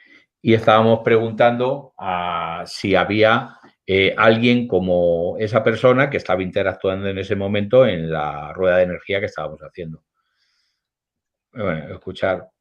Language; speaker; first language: Spanish; native; Spanish